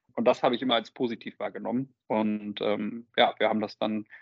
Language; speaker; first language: German; native; German